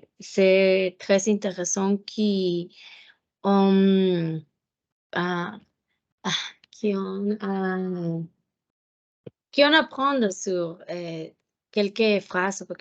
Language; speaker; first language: French; non-native, learner; Spanish